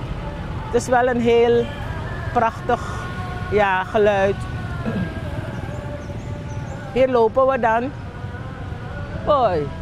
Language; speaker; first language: Dutch; non-native, local second language; Javanese